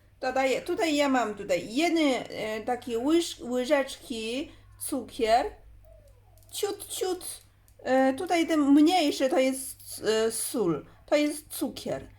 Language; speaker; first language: Polish; non-native, learner; Chinese